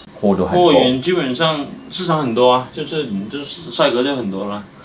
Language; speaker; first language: Chinese; native; Chinese